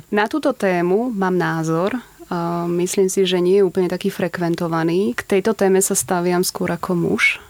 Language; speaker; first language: Slovak; native; Slovak